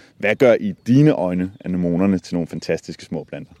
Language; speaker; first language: Danish; native; Danish